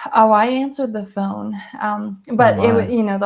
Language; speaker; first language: English; native; English